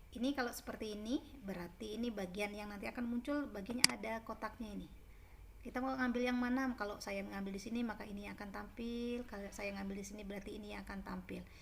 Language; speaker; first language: Indonesian; native; Indonesian